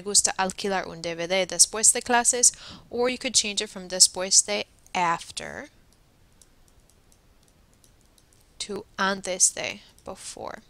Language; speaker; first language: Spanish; non-native, fluent; English